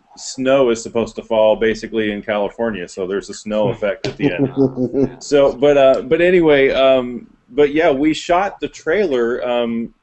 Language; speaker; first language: English; native; English